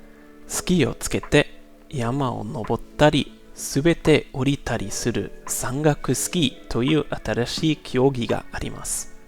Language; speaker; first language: Japanese; non-native, learner; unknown